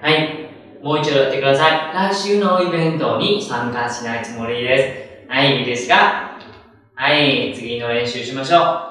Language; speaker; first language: Japanese; non-native, fluent; Vietnamese